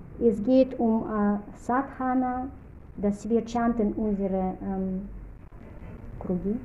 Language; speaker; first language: German; non-native, fluent; Russian